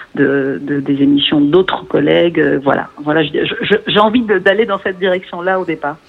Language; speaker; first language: French; non-native, local second language; Arabic